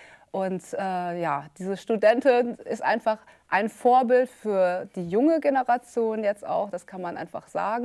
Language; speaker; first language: German; native; German